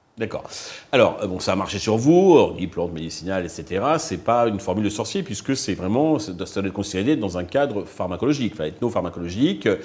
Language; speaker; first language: French; native; French